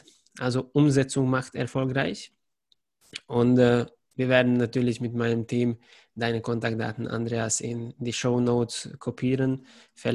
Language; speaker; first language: German; non-native, fluent; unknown